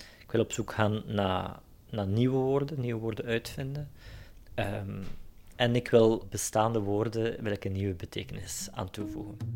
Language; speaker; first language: Dutch; native; Dutch